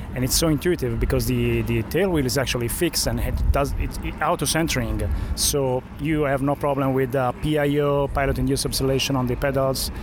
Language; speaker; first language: English; non-native, fluent; Italian